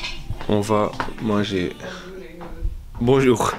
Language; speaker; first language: French; non-native, learner; Dutch